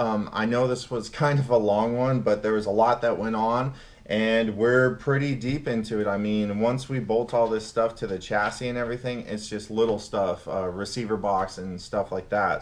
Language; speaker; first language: English; native; English